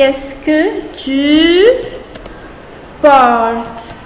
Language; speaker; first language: French; non-native, fluent; Arabic